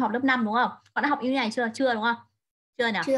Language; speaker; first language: Vietnamese; native; Vietnamese